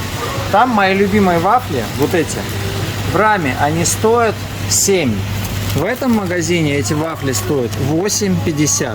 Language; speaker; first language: Russian; native; Russian